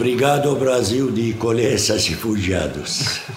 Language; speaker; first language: Portuguese; non-native, fluent; Arabic